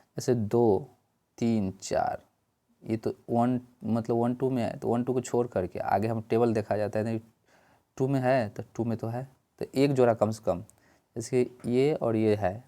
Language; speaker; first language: Hindi; native; Hindi